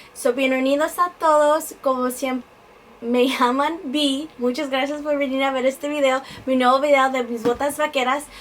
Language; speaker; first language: Spanish; early bilingual, heritage; Spanish